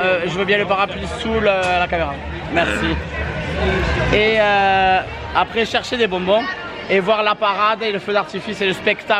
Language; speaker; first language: French; native; French